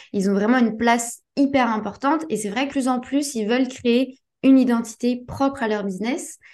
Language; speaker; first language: French; native; French